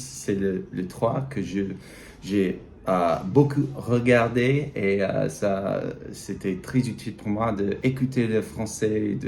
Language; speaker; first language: French; non-native, learner; English